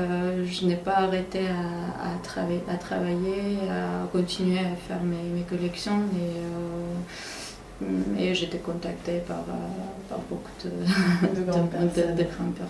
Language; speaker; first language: French; non-native, fluent; Armenian